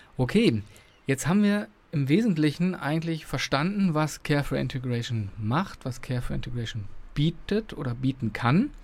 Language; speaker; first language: German; native; German